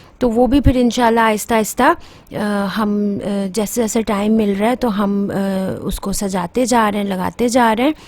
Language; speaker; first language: Urdu; native; Urdu